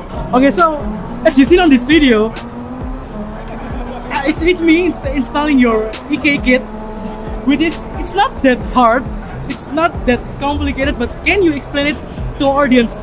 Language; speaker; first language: English; non-native, fluent; Indonesian